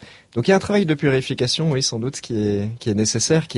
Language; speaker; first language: French; native; French